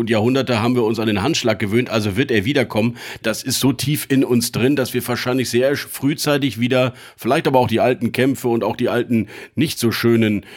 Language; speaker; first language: German; native; German